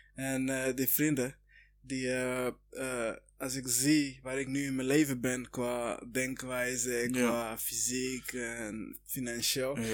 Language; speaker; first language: Dutch; early bilingual, other home language; Kinyarwanda